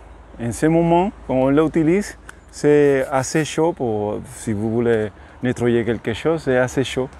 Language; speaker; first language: French; non-native, learner; Spanish